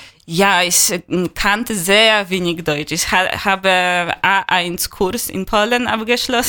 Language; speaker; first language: German; non-native, learner; Polish